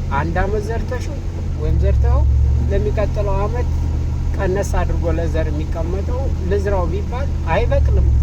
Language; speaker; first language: Amharic; native; Amharic